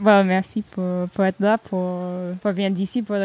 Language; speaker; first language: French; non-native, learner; English